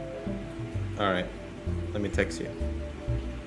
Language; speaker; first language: English; non-native, fluent; Indonesian